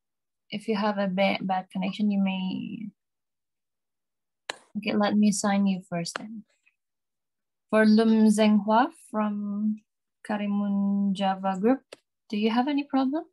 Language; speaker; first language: English; non-native, fluent; Indonesian